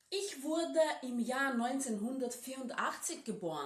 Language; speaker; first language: German; non-native, fluent; Ukrainian